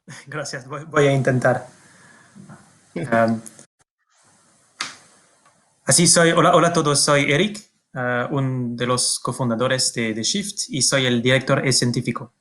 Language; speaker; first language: Spanish; non-native, fluent; French